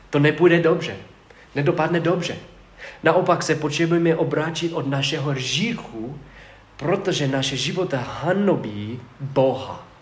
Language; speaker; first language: Czech; non-native, fluent; English